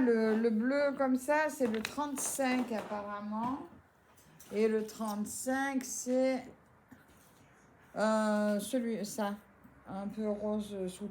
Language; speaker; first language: French; native; French